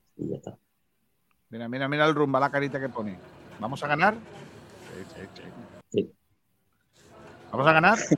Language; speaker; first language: Spanish; native; Spanish